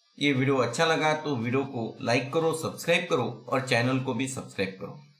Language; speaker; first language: Hindi; non-native, local second language; Marathi